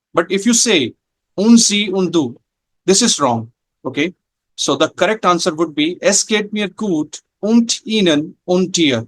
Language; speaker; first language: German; non-native, fluent; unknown